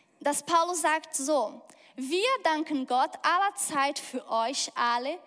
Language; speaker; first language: German; non-native, fluent; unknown